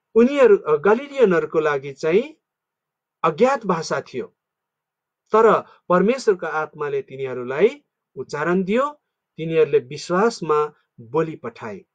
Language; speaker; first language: Nepali; non-native, local second language; Limbu